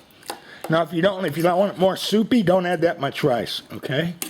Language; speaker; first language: English; native; English